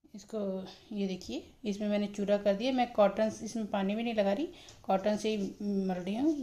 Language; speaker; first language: Hindi; non-native, local second language; Odia